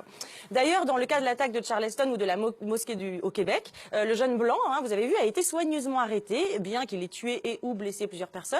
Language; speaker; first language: French; native; French